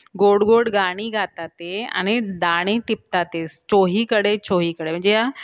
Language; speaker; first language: Marathi; native; Marathi